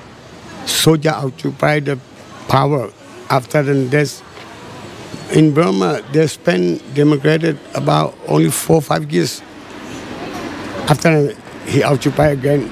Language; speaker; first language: English; non-native, learner; Burmese